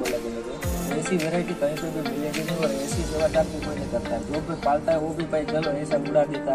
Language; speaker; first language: Hindi; non-native, local second language; Gujarati